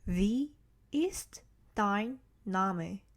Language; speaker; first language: German; non-native, learner; Korean